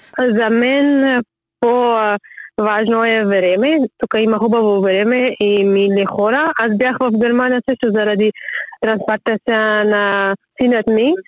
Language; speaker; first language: Bulgarian; non-native, learner; Persian